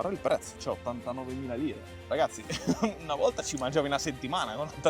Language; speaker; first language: Italian; native; Italian